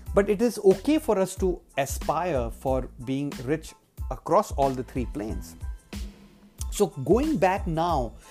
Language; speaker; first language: English; non-native, local second language; Hindi